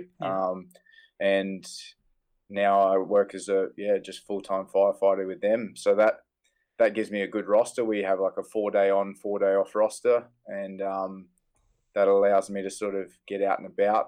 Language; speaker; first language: English; native; English